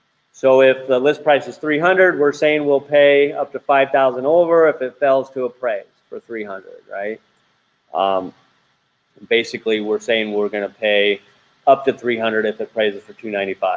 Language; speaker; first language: English; native; English